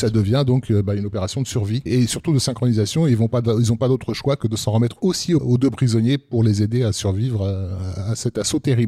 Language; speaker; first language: French; native; French